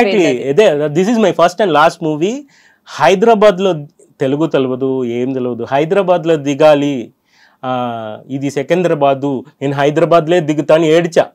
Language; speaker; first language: Telugu; non-native, fluent; Tamil